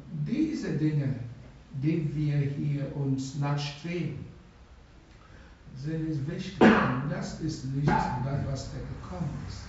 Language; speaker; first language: German; non-native, learner; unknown